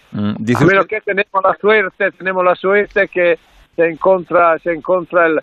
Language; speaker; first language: Spanish; non-native, learner; Italian